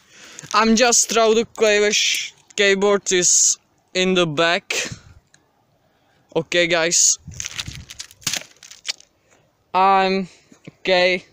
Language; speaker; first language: English; non-native, learner; Czech